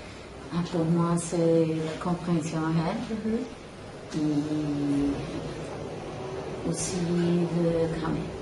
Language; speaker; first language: French; non-native, learner; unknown